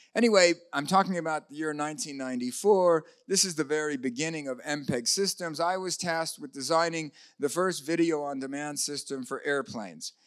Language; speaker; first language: English; native; English